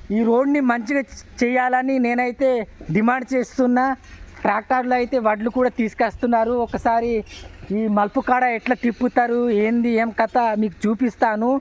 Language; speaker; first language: Telugu; native; Telugu